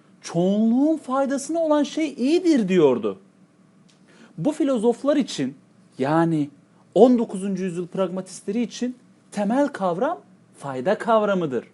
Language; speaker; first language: Turkish; native; Turkish